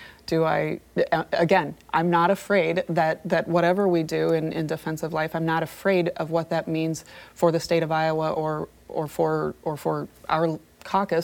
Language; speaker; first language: English; native; English